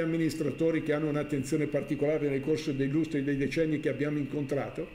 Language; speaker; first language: Italian; native; Italian